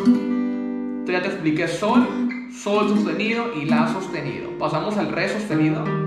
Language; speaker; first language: Spanish; native; Spanish